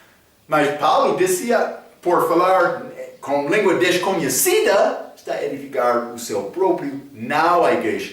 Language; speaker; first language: Portuguese; non-native, learner; English